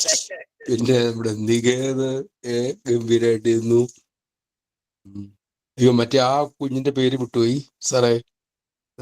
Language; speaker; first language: Malayalam; native; Malayalam